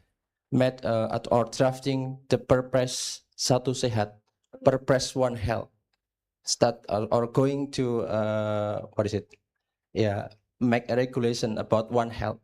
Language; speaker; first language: English; non-native, learner; Indonesian